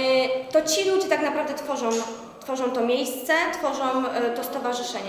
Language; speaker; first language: Polish; native; Polish